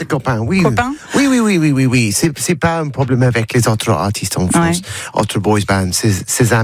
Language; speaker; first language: French; non-native, learner; English